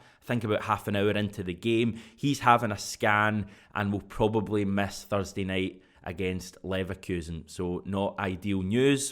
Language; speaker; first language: English; native; English